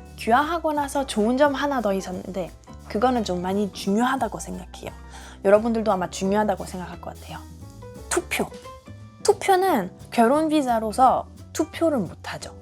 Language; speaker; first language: Korean; non-native, fluent; German